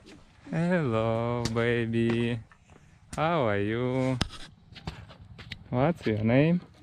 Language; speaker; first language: English; non-native, learner; Russian